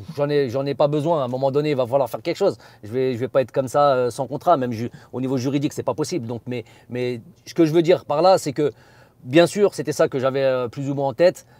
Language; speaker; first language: French; native; French